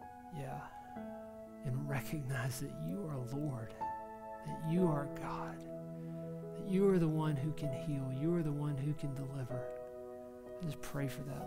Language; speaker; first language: English; native; English